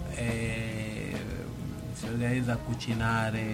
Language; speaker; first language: Italian; non-native, fluent; Lingala